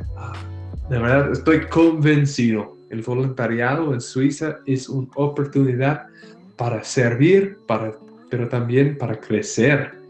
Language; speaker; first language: Spanish; non-native, fluent; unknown